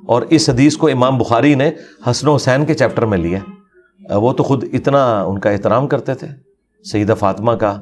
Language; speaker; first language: Urdu; non-native, local second language; Punjabi